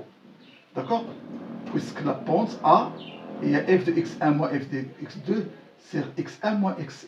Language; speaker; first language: French; non-native, local second language; Arabic